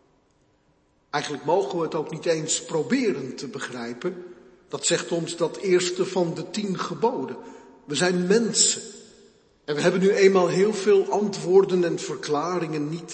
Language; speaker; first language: Dutch; native; Dutch